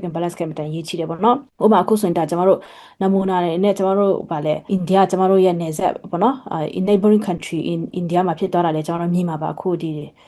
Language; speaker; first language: Burmese; non-native, local second language; Tedim Chin